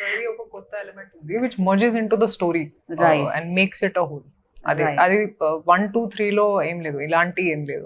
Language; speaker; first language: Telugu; non-native, fluent; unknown